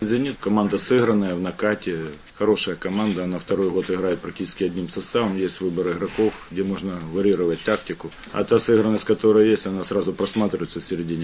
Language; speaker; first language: Russian; native; Russian